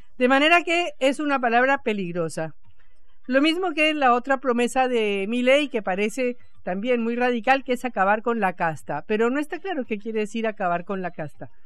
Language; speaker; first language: Spanish; native; Spanish